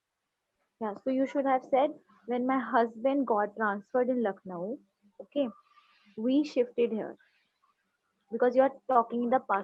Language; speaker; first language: English; non-native, local second language; Hindi